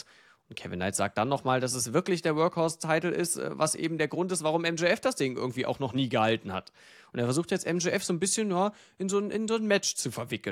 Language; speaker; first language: German; native; German